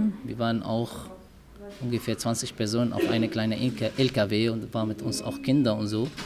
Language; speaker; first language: German; non-native, learner; Arabic